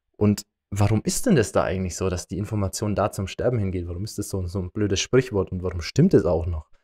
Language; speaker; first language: German; native; German